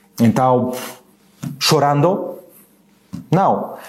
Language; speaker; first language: Portuguese; non-native, learner; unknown